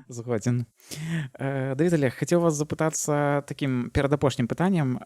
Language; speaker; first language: Belarusian; non-native, local second language; Russian